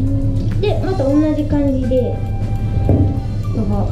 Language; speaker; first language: Japanese; native; Japanese